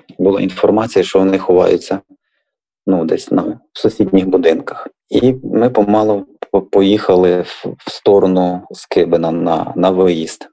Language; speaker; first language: Ukrainian; native; Ukrainian